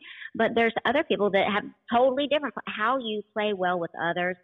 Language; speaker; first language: English; native; English